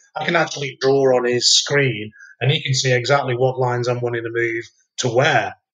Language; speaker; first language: English; native; English